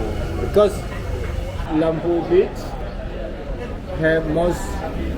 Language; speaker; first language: English; non-native, learner; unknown